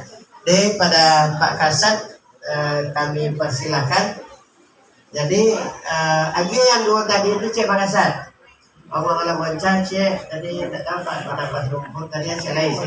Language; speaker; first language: Indonesian; native; Indonesian